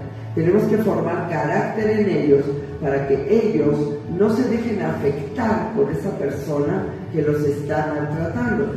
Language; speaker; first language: Spanish; native; Spanish